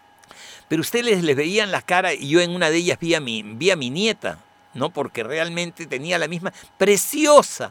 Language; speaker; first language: Spanish; native; Spanish